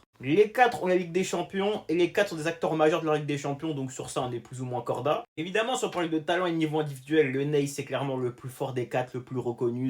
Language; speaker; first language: French; native; French